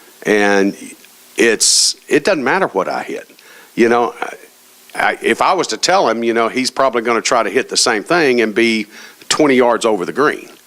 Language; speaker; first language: English; native; English